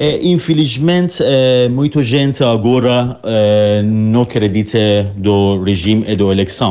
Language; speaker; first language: Portuguese; non-native, learner; Persian